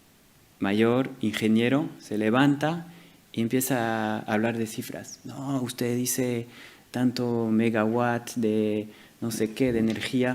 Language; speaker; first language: Spanish; non-native, fluent; French